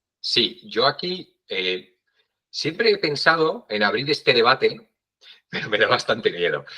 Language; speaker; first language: Spanish; native; Spanish